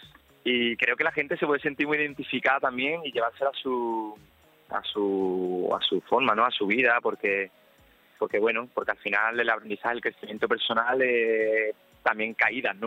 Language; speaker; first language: Spanish; native; Spanish